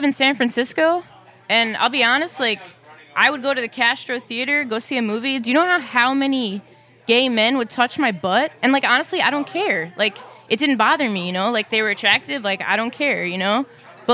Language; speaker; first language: English; native; English